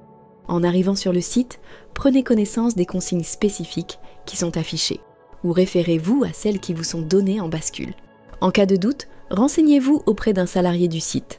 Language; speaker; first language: French; native; French